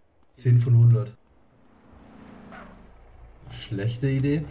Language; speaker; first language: German; native; German